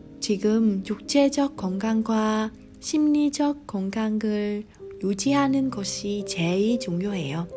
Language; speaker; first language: Korean; non-native, learner; Vietnamese